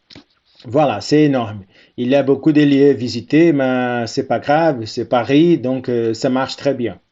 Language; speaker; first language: French; non-native, fluent; Portuguese